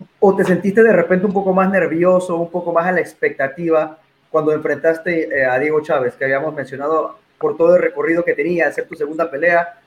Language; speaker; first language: Spanish; native; Spanish